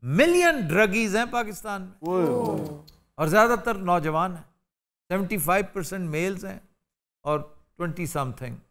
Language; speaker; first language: Urdu; non-native, local second language; Punjabi